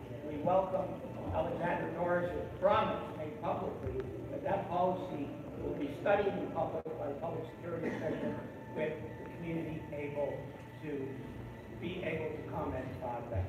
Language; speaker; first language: English; native; English